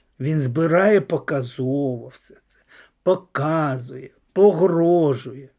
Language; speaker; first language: Ukrainian; native; Ukrainian